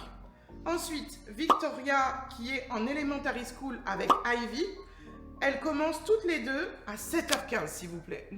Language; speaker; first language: French; native; French